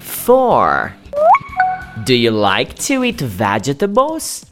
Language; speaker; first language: English; non-native, fluent; Portuguese